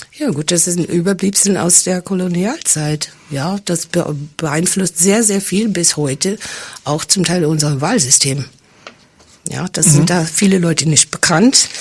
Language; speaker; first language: German; non-native, fluent; English